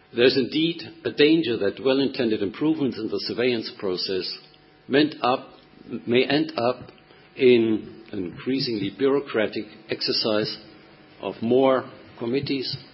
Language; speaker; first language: English; non-native, fluent; Japanese